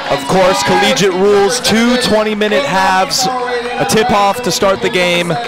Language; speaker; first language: English; native; English